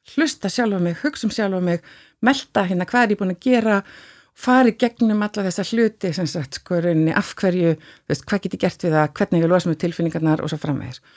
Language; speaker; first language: Icelandic; native; Icelandic